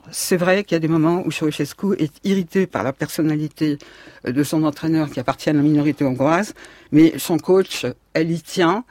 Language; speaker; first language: French; native; French